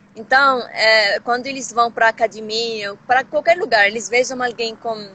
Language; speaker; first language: Portuguese; non-native, fluent; Arabic